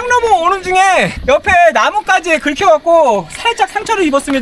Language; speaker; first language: Korean; native; Korean